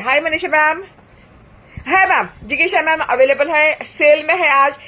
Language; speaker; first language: Hindi; non-native, local second language; Marathi